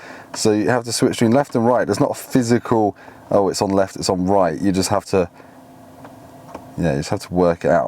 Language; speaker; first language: English; native; English